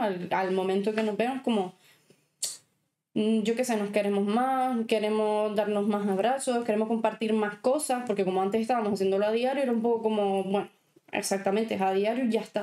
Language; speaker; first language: Spanish; native; Spanish